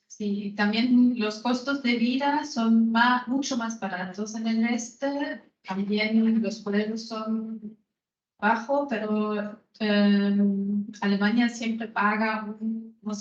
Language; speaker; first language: Spanish; non-native, fluent; German